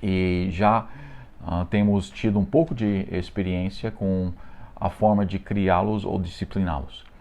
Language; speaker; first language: Portuguese; non-native, fluent; English